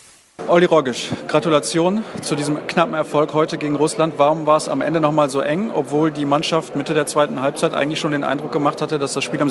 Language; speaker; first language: German; native; German